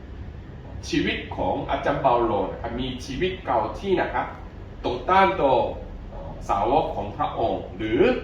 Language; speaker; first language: Thai; non-native, fluent; Korean